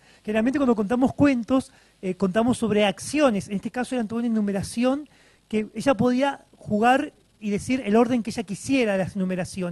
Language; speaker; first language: Spanish; native; Spanish